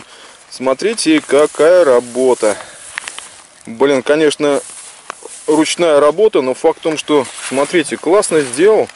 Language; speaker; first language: Russian; native; Russian